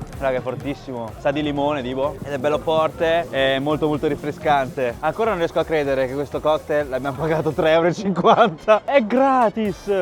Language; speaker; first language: Italian; early bilingual, other home language; Chinese